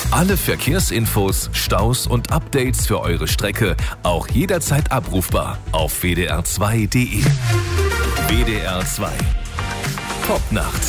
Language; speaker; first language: German; native; German